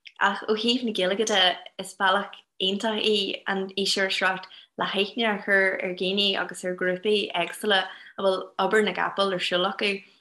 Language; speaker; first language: Irish; non-native, local second language; English